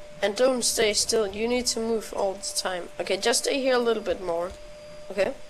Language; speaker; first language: English; non-native, fluent; Danish